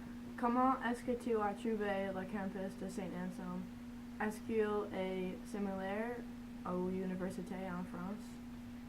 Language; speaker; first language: French; non-native, learner; English